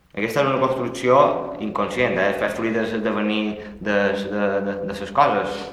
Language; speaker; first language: Catalan; native; Catalan